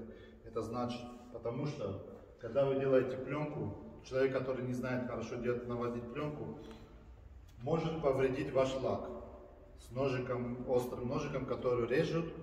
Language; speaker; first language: Russian; early bilingual, heritage; Russian